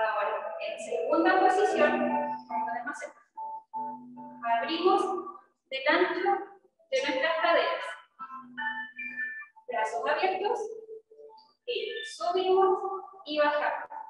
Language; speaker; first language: Spanish; native; Spanish